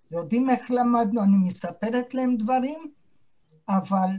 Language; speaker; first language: Hebrew; non-native, fluent; Hungarian